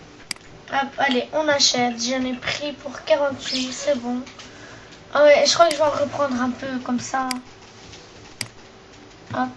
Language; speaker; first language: French; native; French